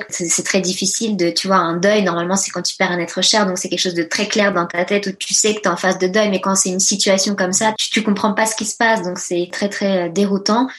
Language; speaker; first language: French; early bilingual, other home language; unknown